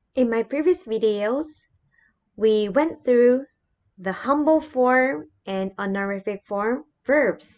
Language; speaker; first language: English; non-native, fluent; Japanese